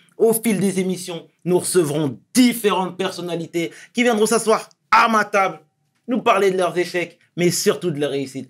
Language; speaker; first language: French; early bilingual, other home language; Wolof